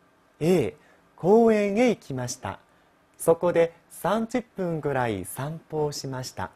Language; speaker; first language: Japanese; non-native, fluent; Chinese